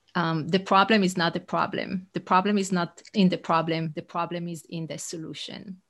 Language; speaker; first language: English; non-native, fluent; Hebrew